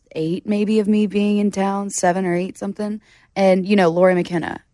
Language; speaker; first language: English; native; English